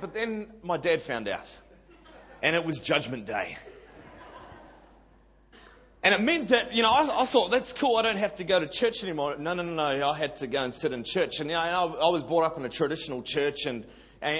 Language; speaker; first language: English; native; English